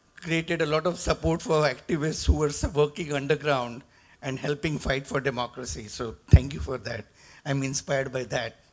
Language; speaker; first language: English; non-native, local second language; Marathi